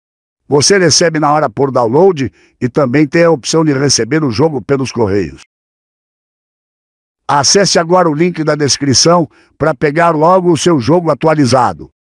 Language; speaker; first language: Portuguese; native; Portuguese